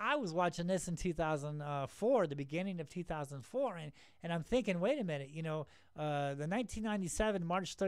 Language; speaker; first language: English; native; English